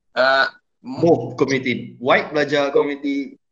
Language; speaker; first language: English; non-native, local second language; Malay